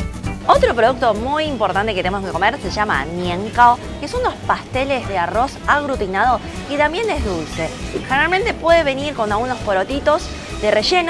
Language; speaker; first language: Spanish; early bilingual, other home language; Chinese